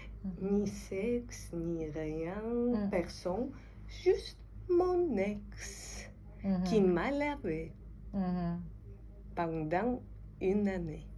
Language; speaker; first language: French; non-native, fluent; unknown